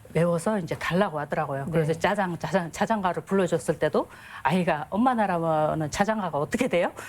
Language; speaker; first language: Korean; non-native, fluent; Kyrgyz